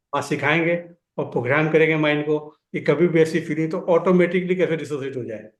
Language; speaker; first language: Hindi; native; Hindi